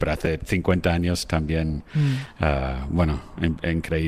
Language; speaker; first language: Spanish; non-native, fluent; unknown